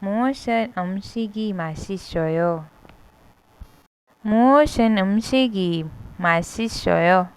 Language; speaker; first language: Korean; non-native, learner; Hindi